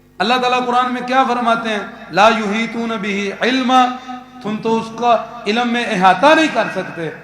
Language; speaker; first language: Urdu; non-native, local second language; Punjabi